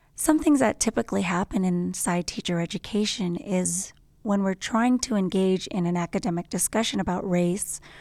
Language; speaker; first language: English; native; English